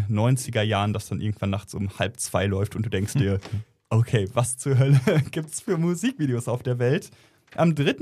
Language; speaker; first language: German; native; German